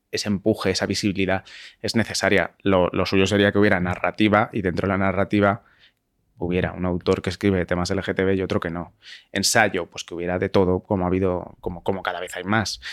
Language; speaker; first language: Spanish; native; Spanish